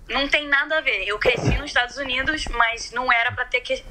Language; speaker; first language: Portuguese; early bilingual, heritage; Portuguese